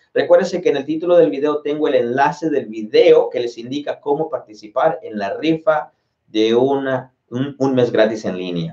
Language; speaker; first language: Spanish; native; Spanish